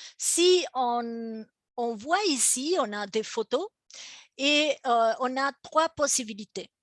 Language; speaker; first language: French; non-native, fluent; Spanish